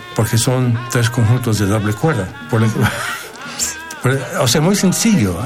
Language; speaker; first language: Spanish; non-native, fluent; English